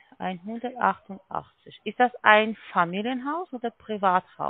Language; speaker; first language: German; non-native, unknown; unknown